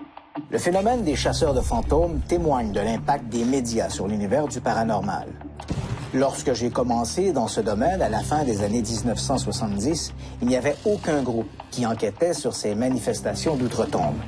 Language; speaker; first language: French; native; French